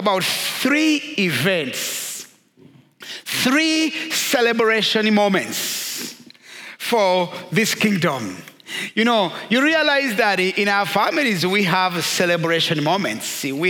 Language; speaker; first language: English; non-native, local second language; Kinyarwanda